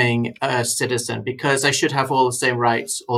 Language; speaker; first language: English; native; English